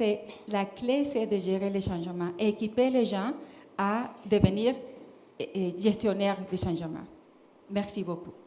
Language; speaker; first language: French; non-native, fluent; Spanish